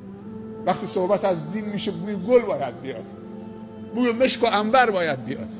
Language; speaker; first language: Persian; native; Persian